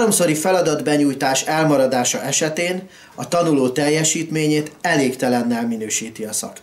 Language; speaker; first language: Hungarian; native; Hungarian